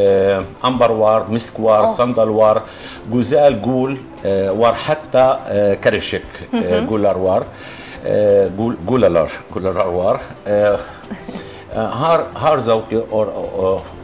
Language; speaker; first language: Turkish; non-native, learner; Arabic